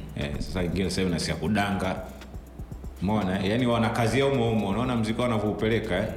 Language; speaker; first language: Swahili; native; Swahili